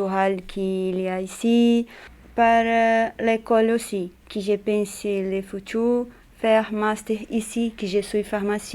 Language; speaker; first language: French; non-native, learner; Portuguese